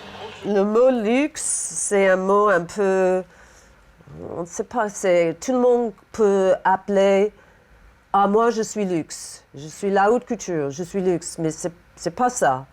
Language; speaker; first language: French; non-native, fluent; English